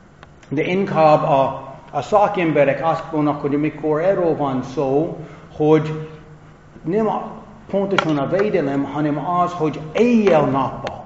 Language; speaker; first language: Hungarian; non-native, fluent; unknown